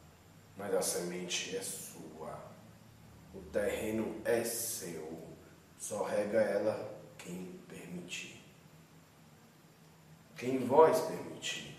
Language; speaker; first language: Portuguese; native; Portuguese